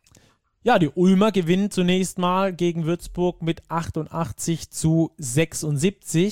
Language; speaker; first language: German; native; German